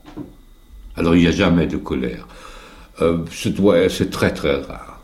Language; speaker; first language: French; non-native, fluent; German